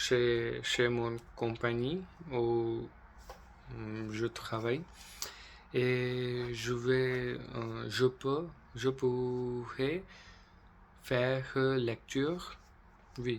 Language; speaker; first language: French; non-native, learner; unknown